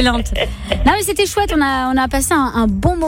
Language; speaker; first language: French; native; French